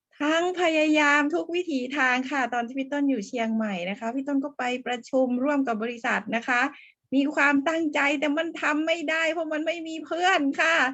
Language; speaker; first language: Thai; native; Thai